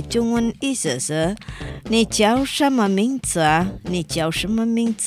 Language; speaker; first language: Chinese; non-native, learner; Indonesian